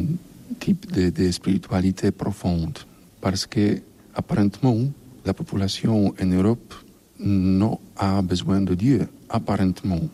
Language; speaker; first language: French; non-native, learner; Polish